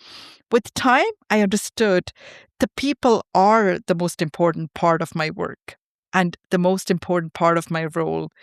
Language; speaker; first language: English; non-native, fluent; Tamil